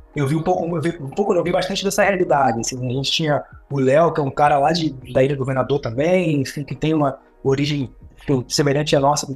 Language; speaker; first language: Portuguese; native; Portuguese